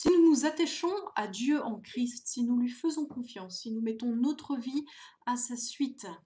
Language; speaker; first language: French; native; French